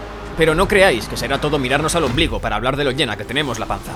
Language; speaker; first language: Spanish; native; Spanish